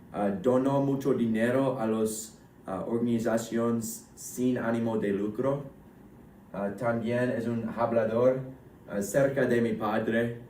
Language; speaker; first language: Spanish; non-native, learner; English